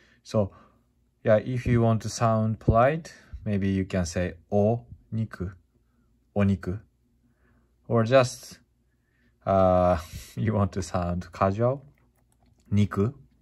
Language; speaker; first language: English; non-native, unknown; Japanese